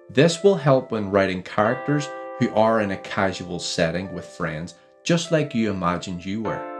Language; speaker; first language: English; native; English